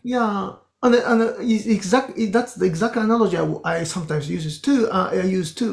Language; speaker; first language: English; non-native, fluent; Japanese